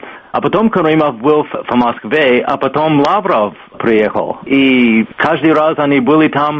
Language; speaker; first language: Russian; non-native, fluent; English